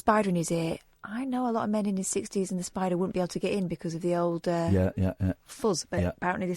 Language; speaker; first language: English; native; English